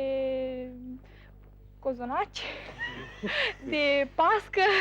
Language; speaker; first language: French; non-native, fluent; Romanian